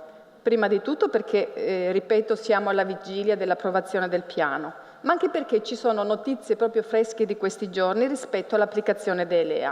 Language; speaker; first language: Italian; native; Italian